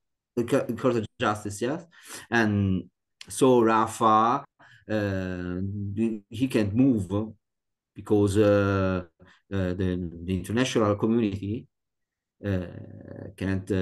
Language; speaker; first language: English; non-native, learner; Italian